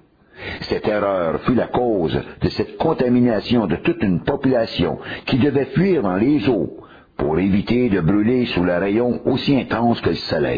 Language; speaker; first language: French; native; French